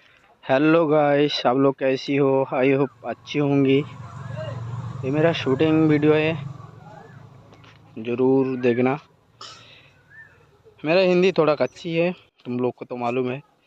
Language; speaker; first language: Hindi; non-native, local second language; Bangla